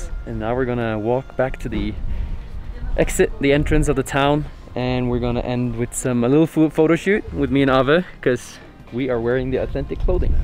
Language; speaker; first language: English; non-native, fluent; Norwegian